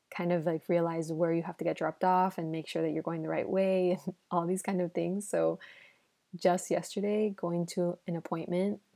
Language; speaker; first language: English; early bilingual, other home language; Spanish